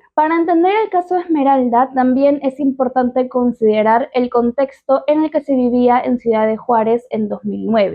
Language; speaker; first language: Spanish; native; Spanish